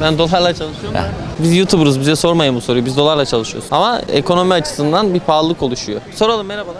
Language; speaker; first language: Turkish; native; Turkish